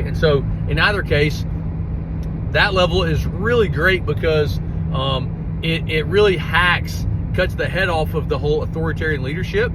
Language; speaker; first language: English; native; English